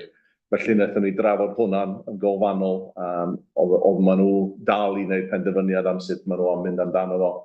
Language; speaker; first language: Welsh; native; Welsh